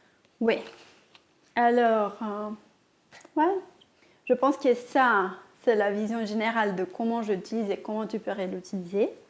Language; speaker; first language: French; non-native, fluent; Portuguese